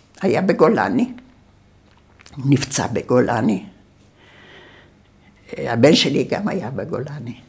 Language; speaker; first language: Hebrew; early bilingual, other home language; Yiddish